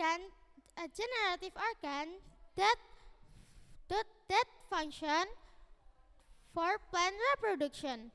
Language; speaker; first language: English; non-native, learner; Indonesian